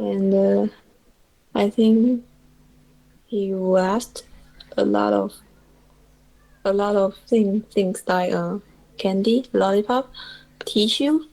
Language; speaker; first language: English; non-native, learner; Chinese